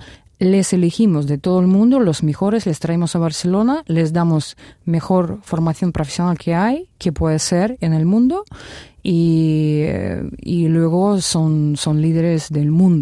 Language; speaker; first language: Spanish; non-native, fluent; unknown